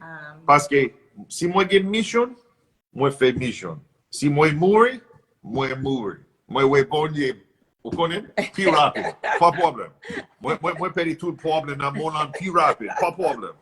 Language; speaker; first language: Haitian Creole; non-native, learner; English